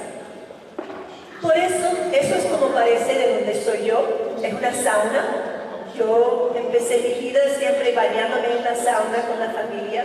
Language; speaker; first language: Spanish; non-native, fluent; Finnish